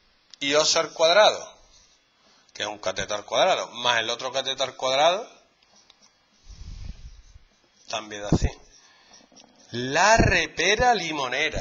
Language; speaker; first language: Spanish; native; Spanish